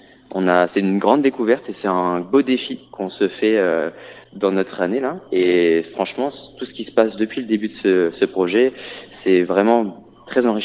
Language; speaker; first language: French; native; French